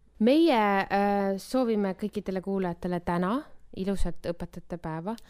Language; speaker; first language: Estonian; native; Estonian